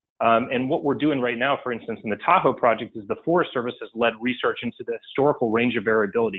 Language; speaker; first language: English; native; English